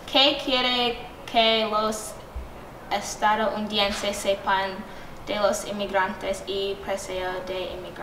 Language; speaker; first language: Spanish; non-native, learner; English